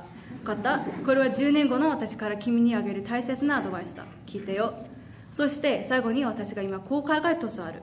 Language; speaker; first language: Japanese; non-native, learner; English